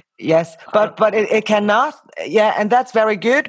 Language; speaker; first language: English; non-native, fluent; Norwegian